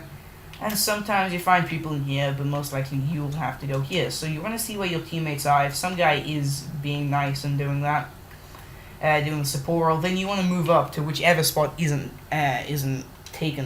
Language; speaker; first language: English; native; English